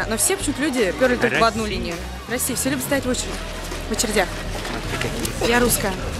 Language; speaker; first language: Russian; native; Russian